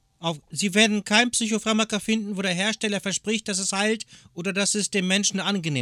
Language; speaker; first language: German; native; German